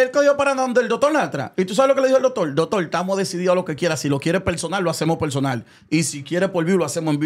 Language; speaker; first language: Spanish; native; Spanish